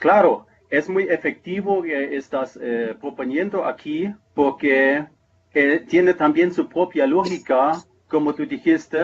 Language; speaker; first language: Spanish; non-native, fluent; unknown